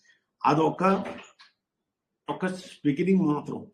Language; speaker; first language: Telugu; non-native, learner; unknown